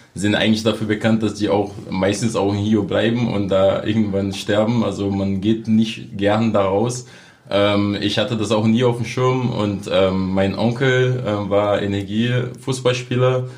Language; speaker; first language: German; non-native, fluent; Portuguese